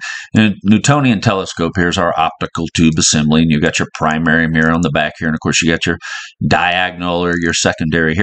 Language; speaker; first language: English; native; English